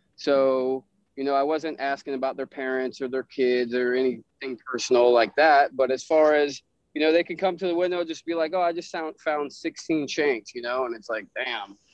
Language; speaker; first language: English; native; English